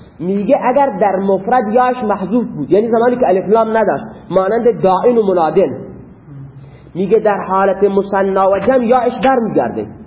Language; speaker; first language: Persian; non-native, local second language; Baluchi